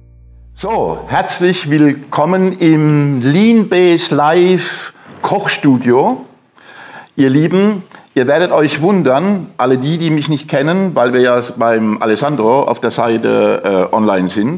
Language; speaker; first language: German; native; German